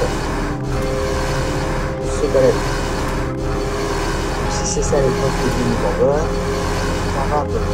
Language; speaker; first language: French; native; French